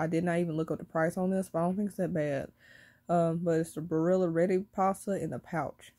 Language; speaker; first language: English; native; English